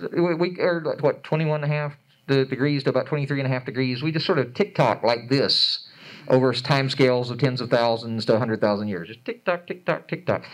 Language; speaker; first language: English; native; English